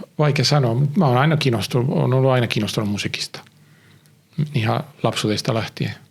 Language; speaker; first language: Finnish; early bilingual, heritage; Finnish